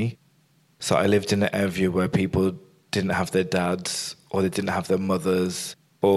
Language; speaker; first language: English; native; English